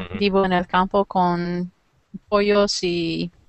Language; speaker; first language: Spanish; non-native, learner; English